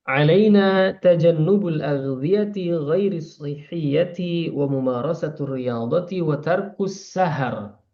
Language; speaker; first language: Arabic; non-native, fluent; Indonesian